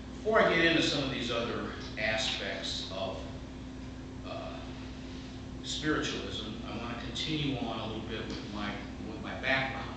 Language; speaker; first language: English; native; English